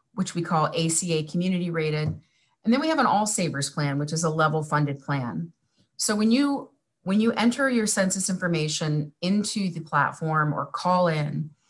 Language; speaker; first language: English; native; English